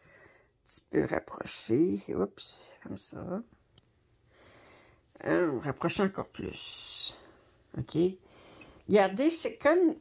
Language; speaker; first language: French; native; French